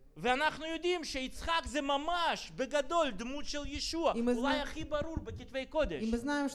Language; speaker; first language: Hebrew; non-native, fluent; Russian